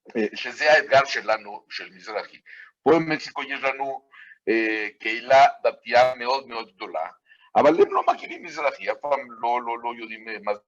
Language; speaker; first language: Hebrew; non-native, fluent; Spanish